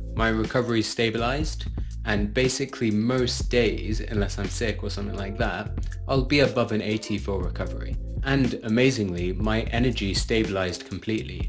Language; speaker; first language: English; native; English